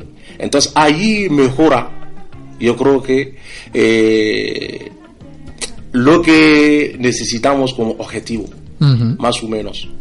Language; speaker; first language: Spanish; non-native, fluent; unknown